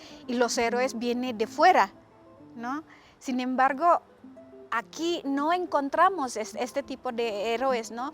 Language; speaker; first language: Spanish; non-native, fluent; Indonesian